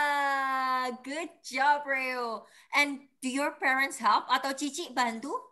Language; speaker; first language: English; non-native, fluent; Indonesian